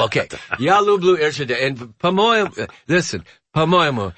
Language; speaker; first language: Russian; non-native, learner; English